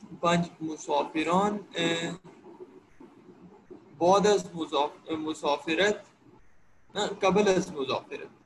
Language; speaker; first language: Persian; non-native, learner; Urdu